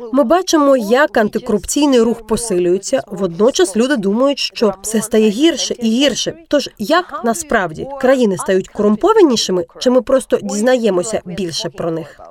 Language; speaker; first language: Ukrainian; native; Ukrainian